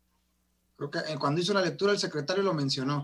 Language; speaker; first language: Spanish; native; Spanish